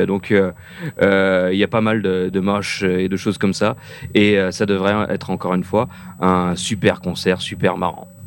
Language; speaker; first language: French; native; French